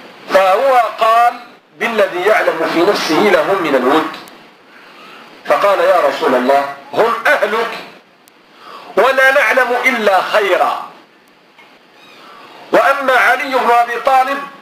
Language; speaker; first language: Arabic; native; Arabic